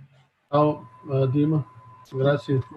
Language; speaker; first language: Italian; non-native, learner; Hindi